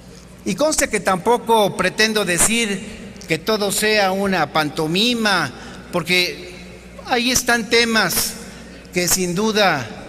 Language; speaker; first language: Spanish; native; Spanish